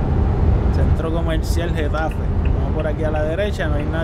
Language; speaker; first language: Spanish; native; Spanish